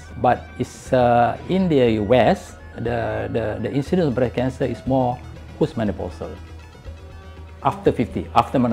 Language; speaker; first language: English; non-native, local second language; Malay